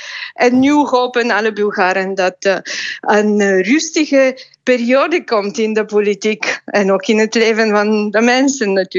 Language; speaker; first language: Dutch; non-native, fluent; Bulgarian